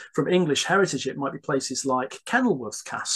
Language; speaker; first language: English; native; English